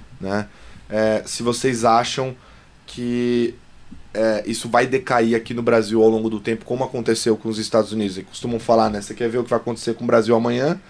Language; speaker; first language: Portuguese; native; Portuguese